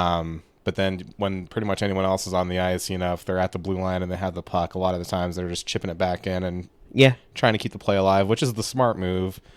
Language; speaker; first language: English; native; English